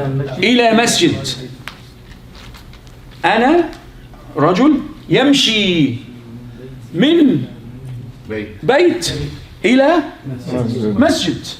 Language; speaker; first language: Arabic; non-native, fluent; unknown